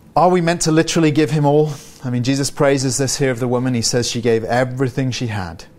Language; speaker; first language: English; native; English